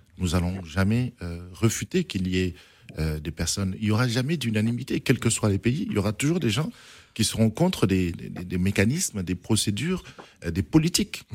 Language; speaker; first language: French; non-native, local second language; Arabic